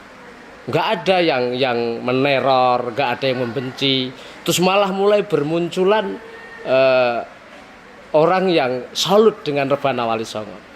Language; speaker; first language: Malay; non-native, local second language; Javanese